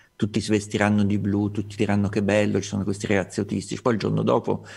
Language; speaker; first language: Italian; native; Italian